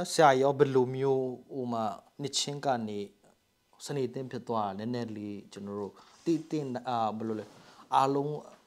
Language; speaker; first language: Burmese; non-native, local second language; S'gaw Karen